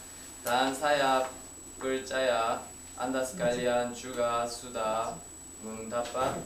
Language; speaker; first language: Indonesian; non-native, learner; Korean